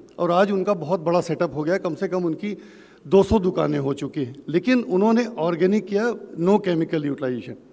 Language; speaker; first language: Hindi; native; Hindi